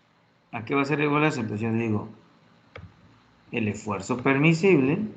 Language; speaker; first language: Spanish; native; Spanish